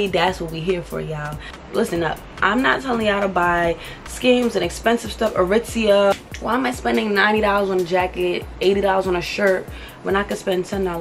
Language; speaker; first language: English; native; English